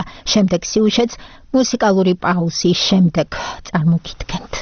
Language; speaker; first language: Georgian; native; Georgian